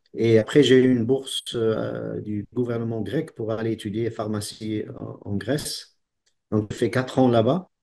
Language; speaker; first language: French; non-native, local second language; Arabic